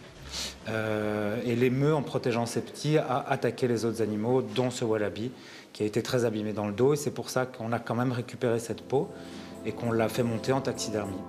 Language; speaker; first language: French; native; French